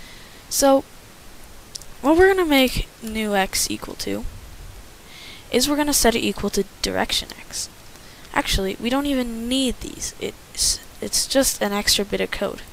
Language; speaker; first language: English; native; English